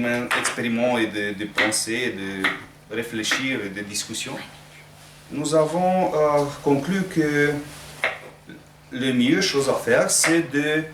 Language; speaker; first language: French; non-native, learner; Romanian